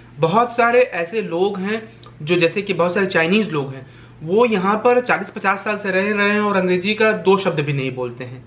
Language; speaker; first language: Hindi; native; Hindi